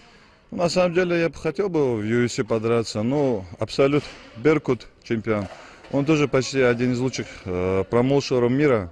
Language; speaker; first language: Russian; non-native, local second language; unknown